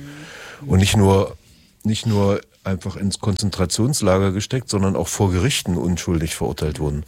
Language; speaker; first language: German; native; German